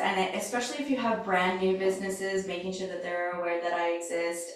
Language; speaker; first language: English; native; English